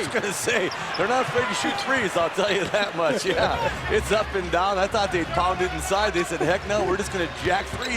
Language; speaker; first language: English; native; English